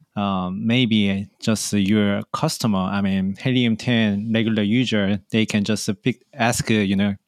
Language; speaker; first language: English; non-native, learner; Korean